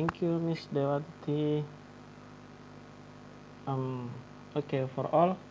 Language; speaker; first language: English; non-native, learner; Indonesian